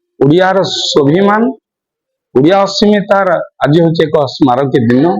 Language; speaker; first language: Odia; native; Odia